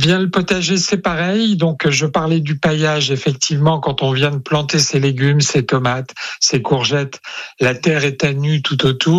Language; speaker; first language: French; native; French